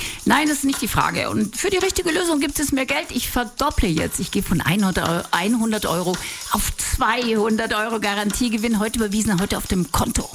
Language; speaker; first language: German; native; German